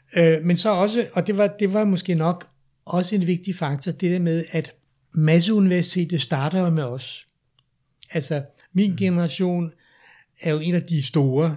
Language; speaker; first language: Danish; native; Danish